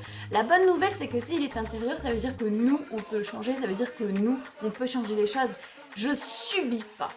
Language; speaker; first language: French; native; French